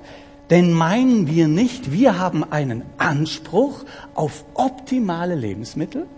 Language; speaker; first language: German; native; German